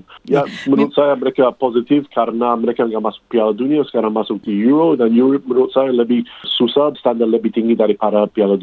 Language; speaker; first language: Indonesian; non-native, fluent; English